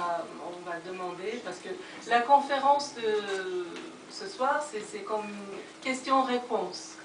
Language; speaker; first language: French; non-native, fluent; Persian